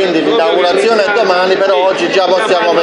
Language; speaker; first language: Italian; native; Italian